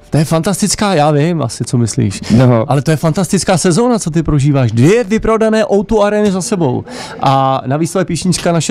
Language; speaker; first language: Czech; native; Czech